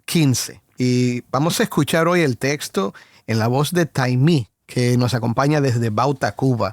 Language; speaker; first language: Spanish; native; Spanish